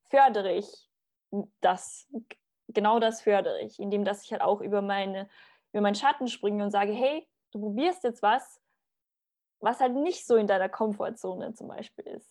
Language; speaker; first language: German; early bilingual, other home language; Bosnian